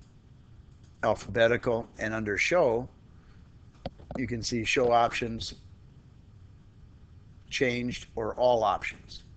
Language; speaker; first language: English; native; English